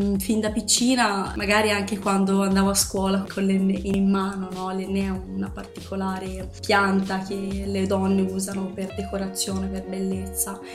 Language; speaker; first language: Italian; early bilingual, other home language; Arabic